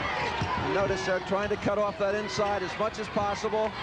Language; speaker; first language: English; native; English